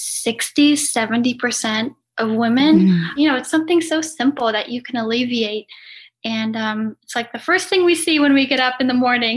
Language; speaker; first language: English; native; English